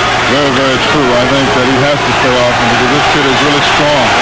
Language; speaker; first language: English; native; English